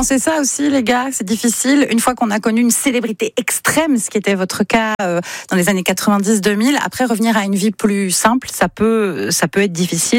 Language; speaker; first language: French; native; French